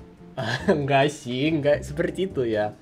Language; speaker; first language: Indonesian; non-native, fluent; English